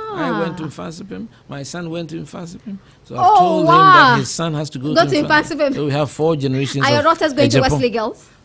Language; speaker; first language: English; non-native, local second language; Akan